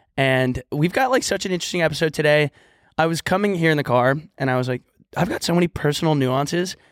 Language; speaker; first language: English; native; English